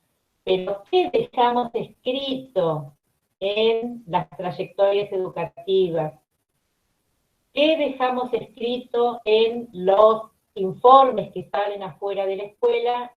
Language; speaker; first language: Spanish; native; Spanish